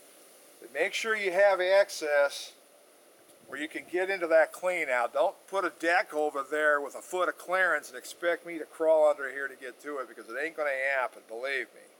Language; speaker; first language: English; native; English